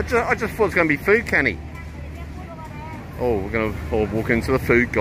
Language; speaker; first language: English; native; English